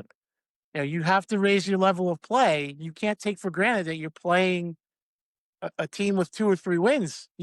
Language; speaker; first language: English; native; English